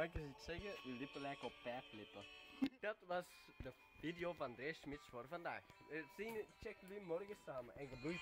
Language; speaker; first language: Dutch; native; Dutch